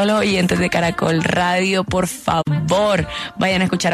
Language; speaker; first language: Spanish; native; Spanish